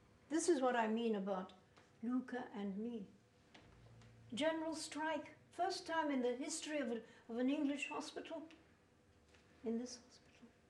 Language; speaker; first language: English; native; English